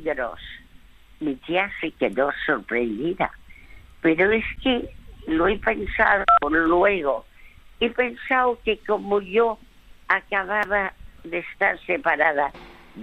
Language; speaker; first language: Spanish; early bilingual, other home language; French